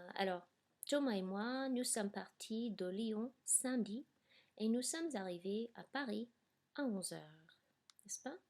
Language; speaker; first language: French; non-native, fluent; English